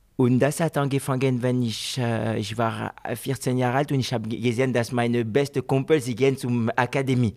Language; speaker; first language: German; non-native, fluent; French